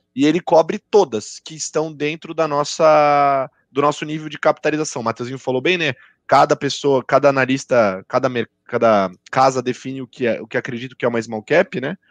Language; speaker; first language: Portuguese; native; Portuguese